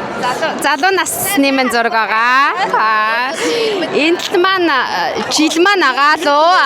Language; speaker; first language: Mongolian; native; Mongolian